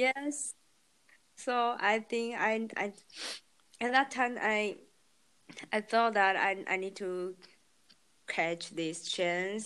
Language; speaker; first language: English; non-native, learner; Chinese